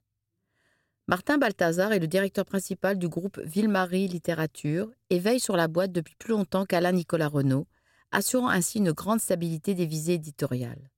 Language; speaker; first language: French; native; French